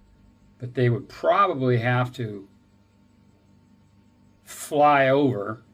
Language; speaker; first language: English; native; English